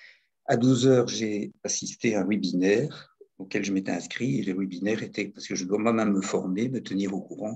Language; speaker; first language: French; native; French